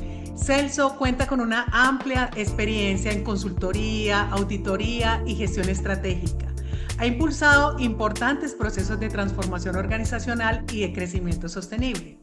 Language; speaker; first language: Spanish; native; Spanish